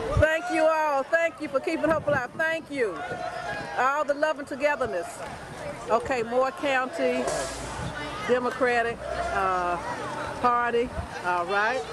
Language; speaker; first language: English; native; English